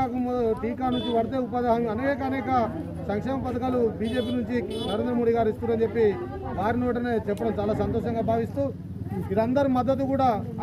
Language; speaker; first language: Telugu; native; Telugu